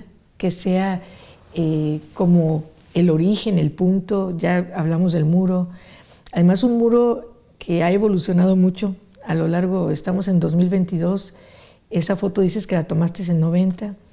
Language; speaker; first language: Spanish; native; Spanish